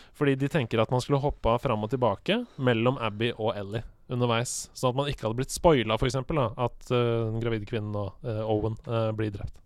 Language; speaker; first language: Norwegian; native; Norwegian